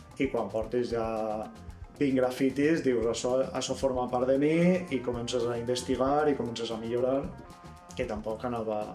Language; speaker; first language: Catalan; native; Catalan